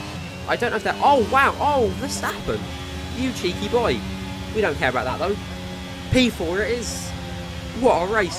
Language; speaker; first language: English; native; English